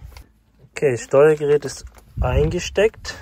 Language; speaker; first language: German; native; German